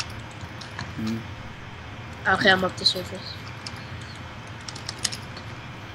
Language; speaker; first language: English; native; English